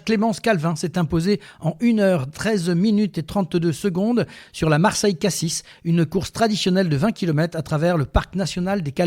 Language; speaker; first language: French; native; French